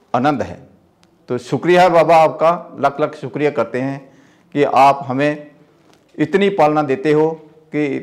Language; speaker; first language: Hindi; native; Hindi